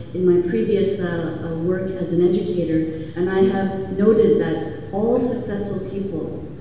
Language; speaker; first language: English; native; English